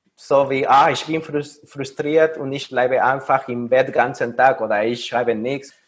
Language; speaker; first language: German; non-native, fluent; Spanish